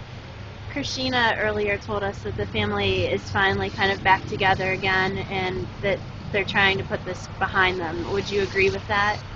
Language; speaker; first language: English; native; English